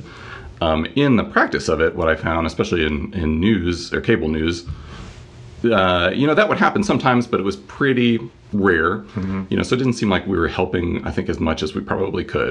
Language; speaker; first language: English; native; English